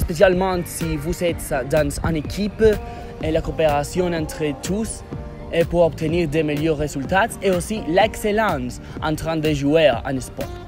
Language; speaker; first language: French; non-native, fluent; Spanish